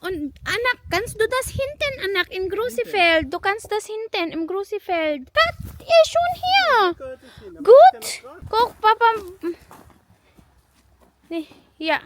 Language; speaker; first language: German; non-native, learner; Filipino